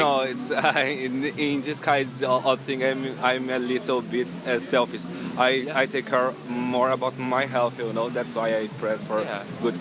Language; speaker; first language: English; non-native, learner; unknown